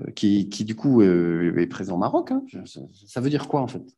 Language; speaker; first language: French; native; French